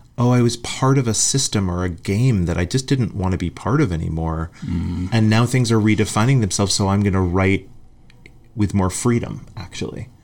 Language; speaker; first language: English; native; English